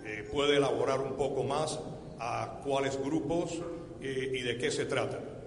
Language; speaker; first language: Spanish; early bilingual, heritage; Spanish